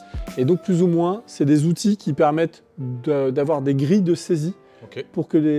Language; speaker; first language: French; native; French